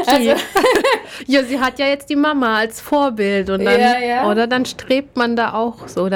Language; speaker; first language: German; native; German